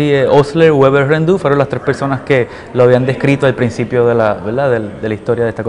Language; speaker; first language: Spanish; native; Spanish